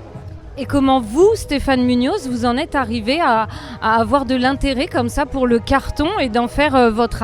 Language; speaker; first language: French; native; French